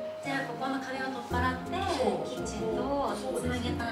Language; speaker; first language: Japanese; native; Japanese